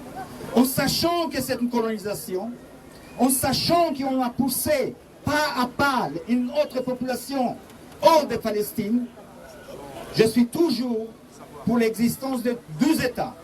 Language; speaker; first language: French; non-native, fluent; Hebrew